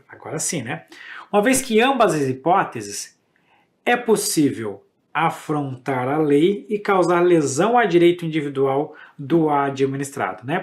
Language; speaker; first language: Portuguese; native; Portuguese